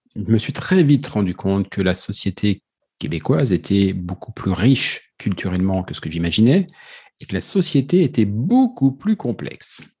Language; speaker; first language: French; native; French